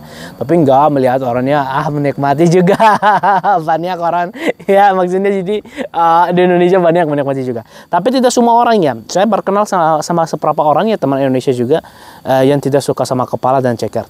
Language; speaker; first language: Indonesian; non-native, fluent; Arabic